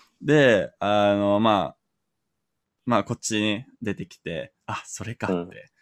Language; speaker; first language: Japanese; non-native, fluent; English